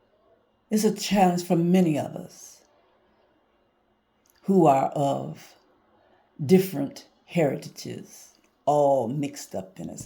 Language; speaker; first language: English; native; English